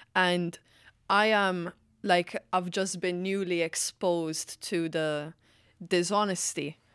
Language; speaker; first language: English; non-native, fluent; Maltese